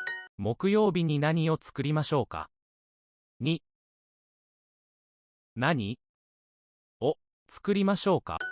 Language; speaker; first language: Japanese; non-native, learner; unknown